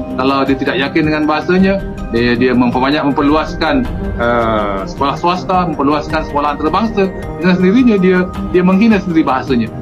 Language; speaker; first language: Malay; native; Malay